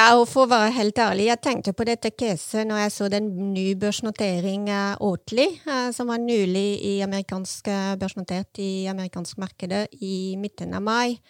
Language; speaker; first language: Norwegian; non-native, fluent; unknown